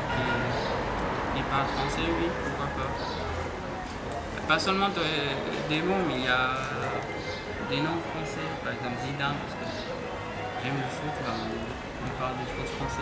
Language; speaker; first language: French; non-native, fluent; Arabic